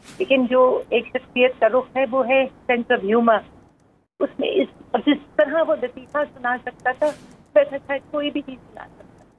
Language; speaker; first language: Urdu; non-native, local second language; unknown